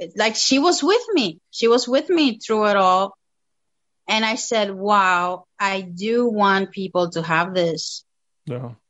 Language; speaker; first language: English; non-native, fluent; Spanish